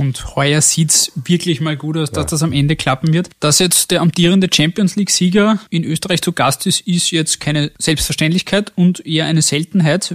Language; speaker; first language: German; native; German